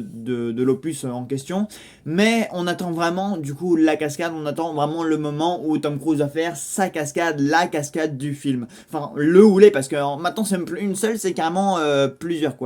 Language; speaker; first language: French; native; French